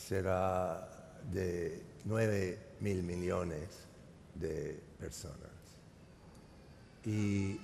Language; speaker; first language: Spanish; non-native, fluent; English